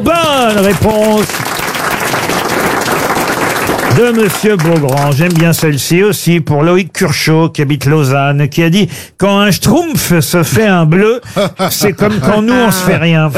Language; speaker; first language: French; native; French